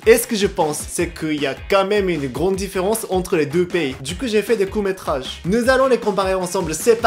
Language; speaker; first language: French; non-native, fluent; Japanese